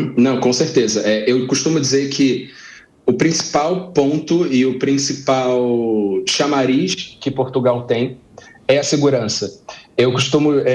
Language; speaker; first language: Portuguese; native; Portuguese